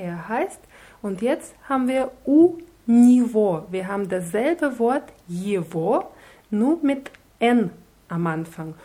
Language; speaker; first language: German; non-native, fluent; Russian